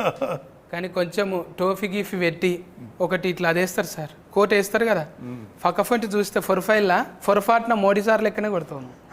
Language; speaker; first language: Telugu; native; Telugu